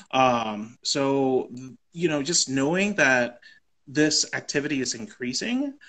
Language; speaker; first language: English; native; English